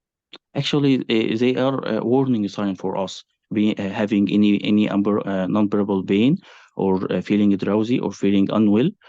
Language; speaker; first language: English; non-native, fluent; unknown